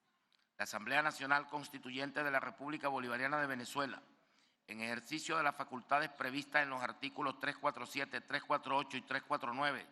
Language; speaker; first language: Spanish; native; Spanish